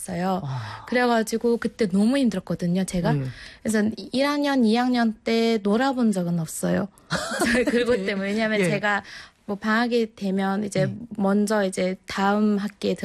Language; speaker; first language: Korean; non-native, fluent; Mongolian